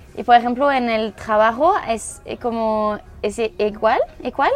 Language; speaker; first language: Spanish; non-native, learner; French